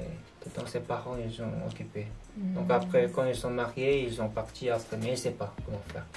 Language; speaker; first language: French; non-native, learner; Korean